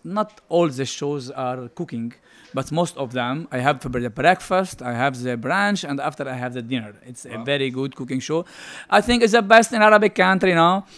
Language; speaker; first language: English; non-native, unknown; Arabic